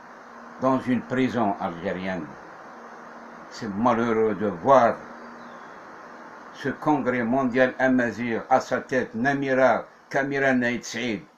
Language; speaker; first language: French; non-native, local second language; Kabyle